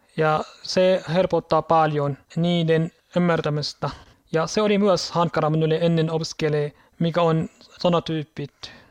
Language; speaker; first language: Finnish; non-native, learner; Arabic